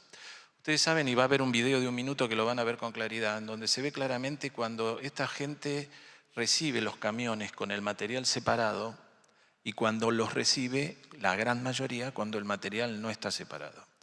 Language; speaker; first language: Spanish; native; Spanish